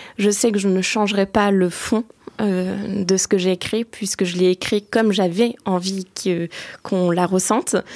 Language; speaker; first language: French; early bilingual, other home language; Turkish